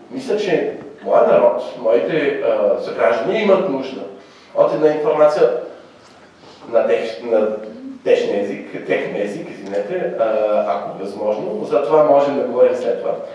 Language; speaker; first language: Bulgarian; non-native, fluent; French